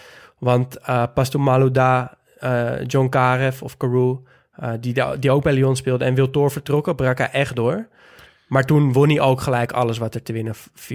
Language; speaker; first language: Dutch; native; Dutch